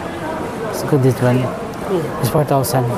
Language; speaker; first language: English; non-native, learner; Filipino